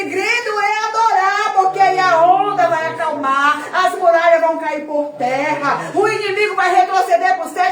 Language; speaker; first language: Portuguese; native; Portuguese